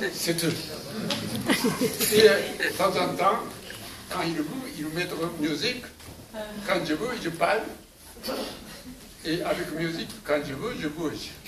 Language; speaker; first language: French; non-native, learner; Japanese